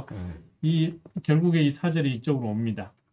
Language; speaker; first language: Korean; native; Korean